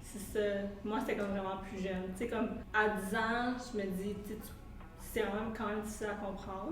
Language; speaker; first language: French; native; French